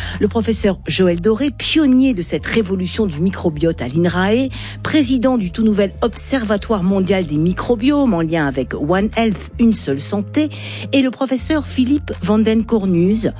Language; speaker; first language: French; native; French